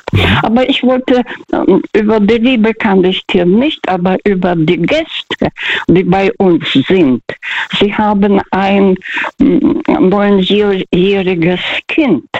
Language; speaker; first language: German; non-native, fluent; Russian